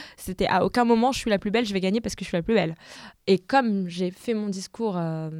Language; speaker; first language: French; native; French